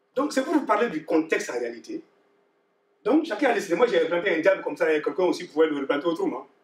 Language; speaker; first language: French; non-native, local second language; Bambara